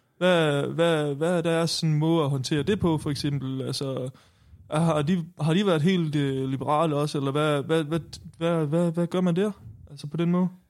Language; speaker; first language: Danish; native; Danish